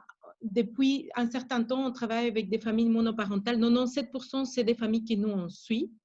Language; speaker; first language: French; non-native, fluent; Spanish